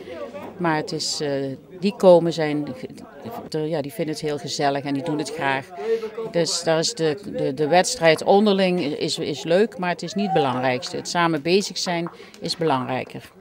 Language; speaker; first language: Dutch; native; Dutch